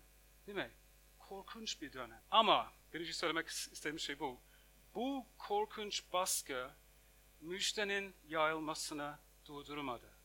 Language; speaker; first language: Turkish; non-native, fluent; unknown